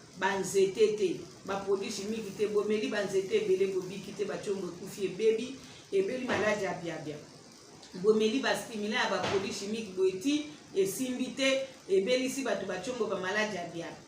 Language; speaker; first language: Lingala; native; Lingala